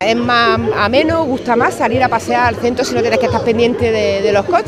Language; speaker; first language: Spanish; native; Spanish